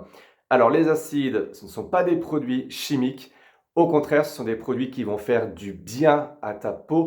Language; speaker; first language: French; native; French